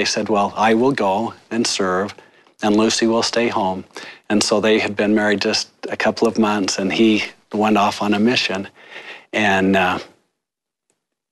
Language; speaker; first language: English; native; English